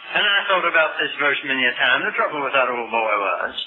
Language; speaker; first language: English; native; English